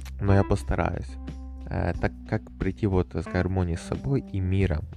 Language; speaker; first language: Russian; native; Russian